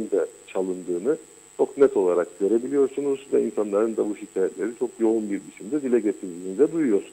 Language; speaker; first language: Turkish; native; Turkish